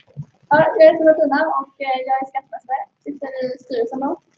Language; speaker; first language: Swedish; native; Swedish